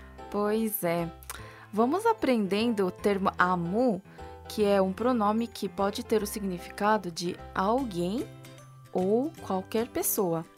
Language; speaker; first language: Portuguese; non-native, fluent; Korean